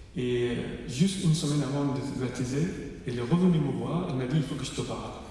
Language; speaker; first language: French; non-native, fluent; Persian